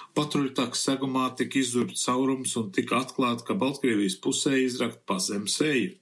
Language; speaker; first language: Latvian; early bilingual, heritage; Latvian